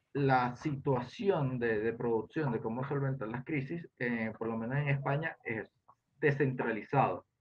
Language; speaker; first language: Spanish; native; Spanish